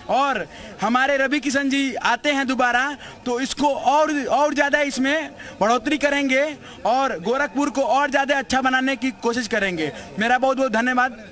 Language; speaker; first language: Hindi; native; Hindi